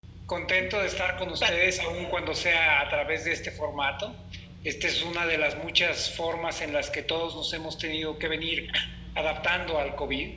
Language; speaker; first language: Spanish; native; Spanish